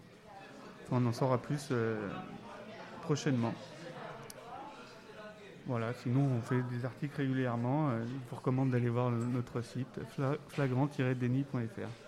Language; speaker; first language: French; native; French